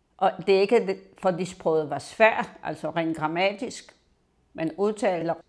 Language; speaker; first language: Danish; non-native, fluent; Polish